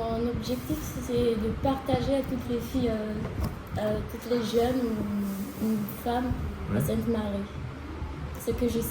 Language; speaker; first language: French; non-native, learner; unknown